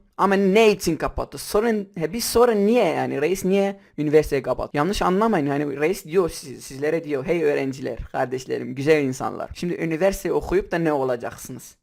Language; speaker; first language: Turkish; non-native, local second language; Kurdish